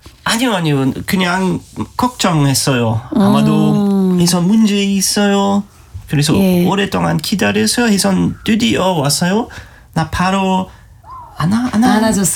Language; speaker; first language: Korean; non-native, learner; German